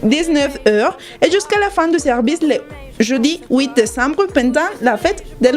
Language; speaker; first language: French; non-native, learner; Spanish